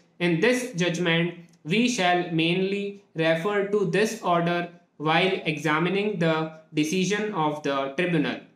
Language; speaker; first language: English; non-native, local second language; Hindi